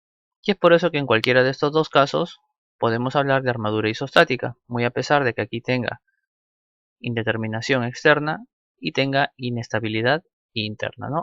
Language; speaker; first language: Spanish; native; Spanish